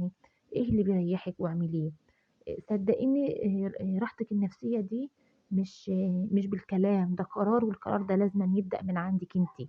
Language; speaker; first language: Arabic; native; Arabic